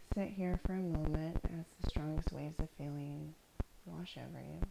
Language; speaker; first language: English; native; English